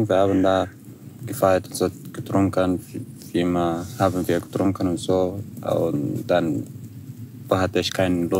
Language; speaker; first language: German; non-native, fluent; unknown